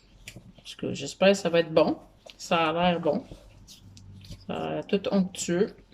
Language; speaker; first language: French; native; French